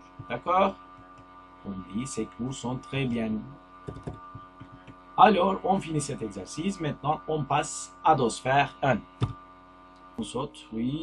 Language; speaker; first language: French; non-native, fluent; Turkish